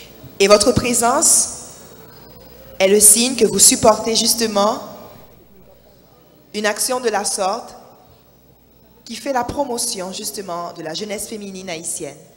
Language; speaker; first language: French; non-native, local second language; Haitian Creole